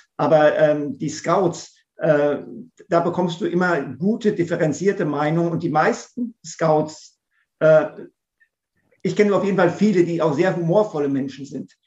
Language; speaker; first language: German; native; German